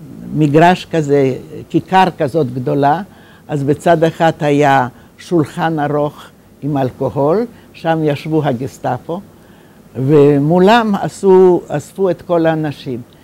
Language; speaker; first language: Hebrew; non-native, fluent; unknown